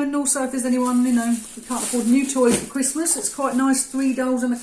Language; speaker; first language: English; native; English